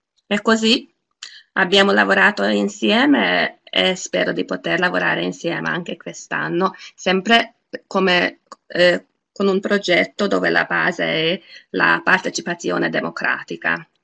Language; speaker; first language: Italian; non-native, fluent; Hungarian